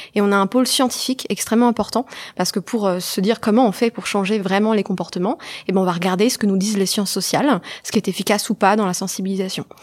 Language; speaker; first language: French; native; French